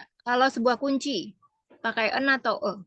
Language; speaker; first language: Indonesian; native; Indonesian